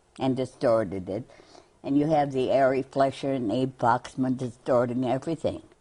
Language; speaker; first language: English; native; English